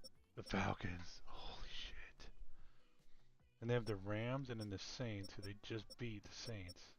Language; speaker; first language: English; native; English